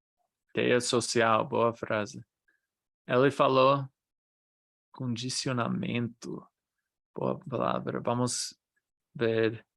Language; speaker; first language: Portuguese; non-native, fluent; English